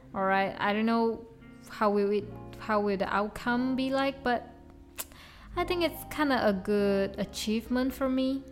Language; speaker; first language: English; non-native, local second language; Chinese